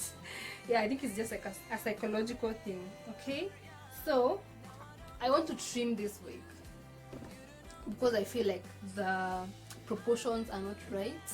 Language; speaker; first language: English; non-native, local second language; Swahili